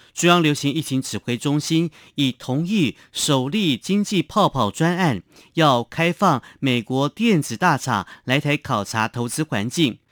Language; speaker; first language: Chinese; non-native, local second language; Hakka Chinese